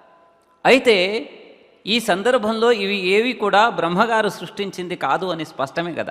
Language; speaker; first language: Telugu; native; Telugu